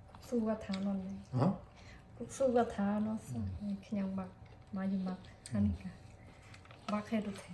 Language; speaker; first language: Korean; non-native, learner; Khmer